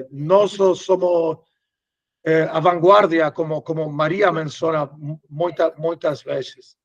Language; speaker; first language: Portuguese; non-native, learner; Spanish